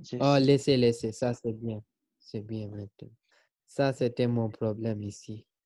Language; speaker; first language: French; non-native, learner; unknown